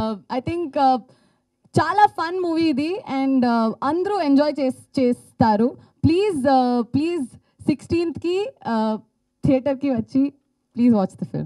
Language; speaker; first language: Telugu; non-native, learner; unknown